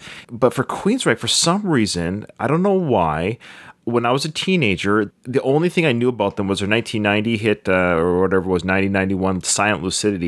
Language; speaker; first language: English; native; English